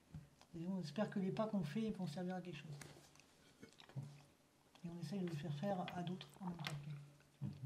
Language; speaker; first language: French; native; French